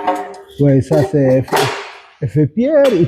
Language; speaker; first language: French; non-native, local second language; Wolof